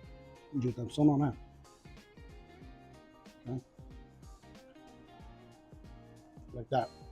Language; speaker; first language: English; early bilingual, heritage; Hmong